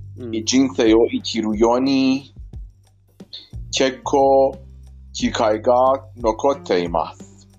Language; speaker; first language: Japanese; non-native, fluent; Persian